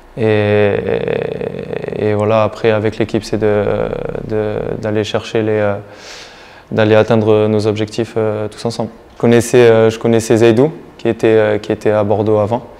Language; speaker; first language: French; native; French